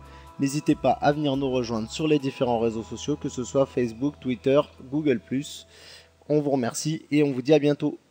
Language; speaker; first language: French; native; French